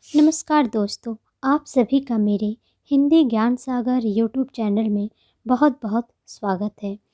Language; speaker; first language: Hindi; native; Hindi